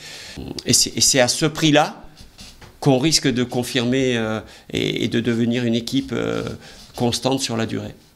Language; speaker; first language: French; native; French